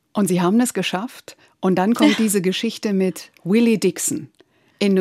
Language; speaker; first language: German; native; German